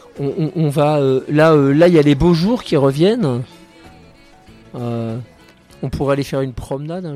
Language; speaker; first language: French; native; French